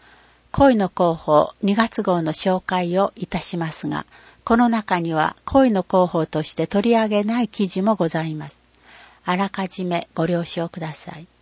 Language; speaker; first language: Japanese; native; Japanese